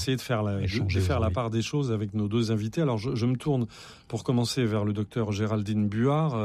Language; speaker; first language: French; native; French